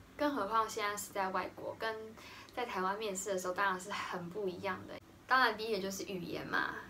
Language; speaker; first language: Chinese; native; Chinese